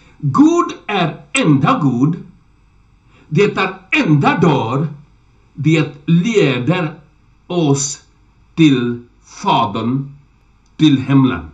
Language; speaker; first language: Swedish; non-native, learner; Urdu